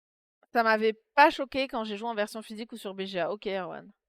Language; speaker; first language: French; native; French